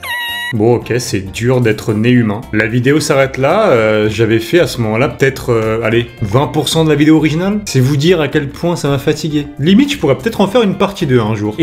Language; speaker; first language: French; native; French